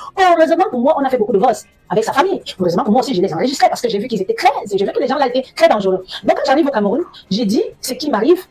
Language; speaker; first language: French; native; French